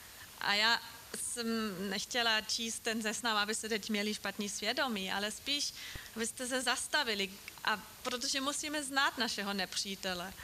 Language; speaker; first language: Czech; non-native, fluent; German